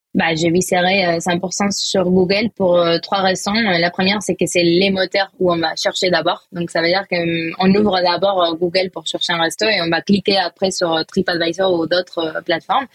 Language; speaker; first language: French; non-native, fluent; Spanish